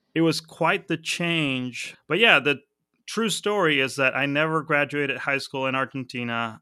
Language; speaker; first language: English; non-native, fluent; Spanish